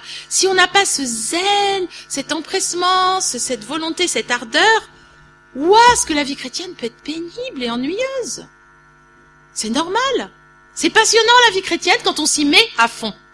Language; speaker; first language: French; native; French